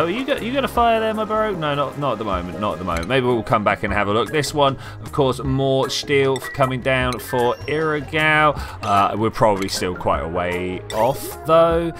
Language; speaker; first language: English; native; English